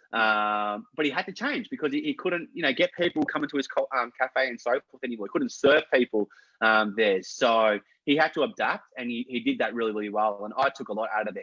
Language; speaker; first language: English; native; English